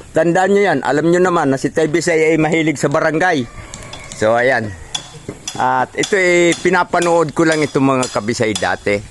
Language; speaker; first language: Filipino; non-native, local second language; Cebuano